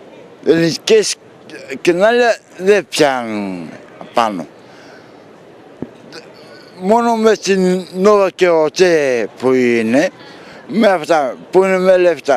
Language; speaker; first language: Greek; non-native, local second language; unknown